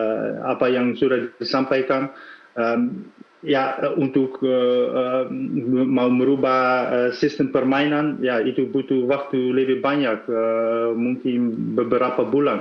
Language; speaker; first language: Indonesian; non-native, fluent; Dutch